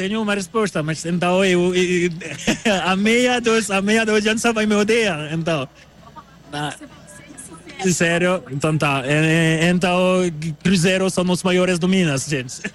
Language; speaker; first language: Portuguese; non-native, learner; French